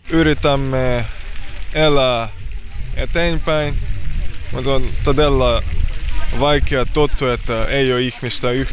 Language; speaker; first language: Finnish; non-native, learner; Ukrainian